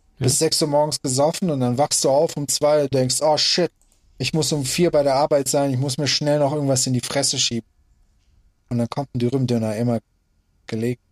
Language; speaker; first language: German; early bilingual, other home language; Persian